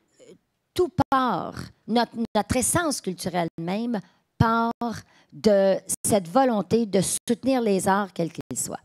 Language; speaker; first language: French; native; French